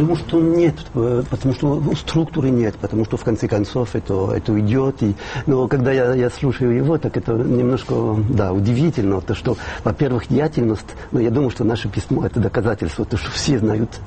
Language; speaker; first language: Russian; non-native, fluent; French